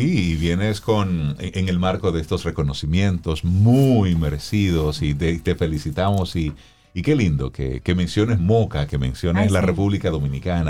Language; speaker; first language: Spanish; native; Spanish